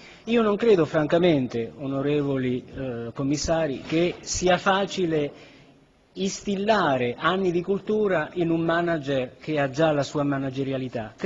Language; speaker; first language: Italian; native; Italian